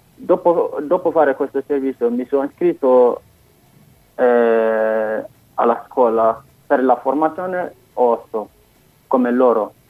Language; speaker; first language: Italian; non-native, learner; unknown